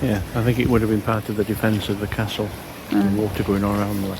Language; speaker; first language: English; native; English